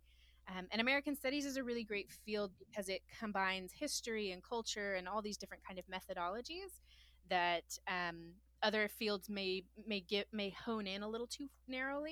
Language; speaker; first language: English; native; English